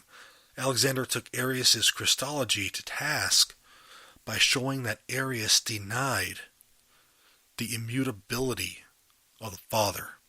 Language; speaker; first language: English; native; English